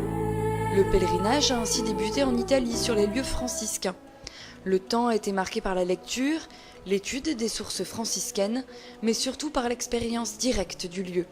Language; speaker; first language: French; native; French